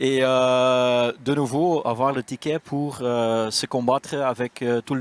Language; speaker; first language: French; non-native, local second language; Dutch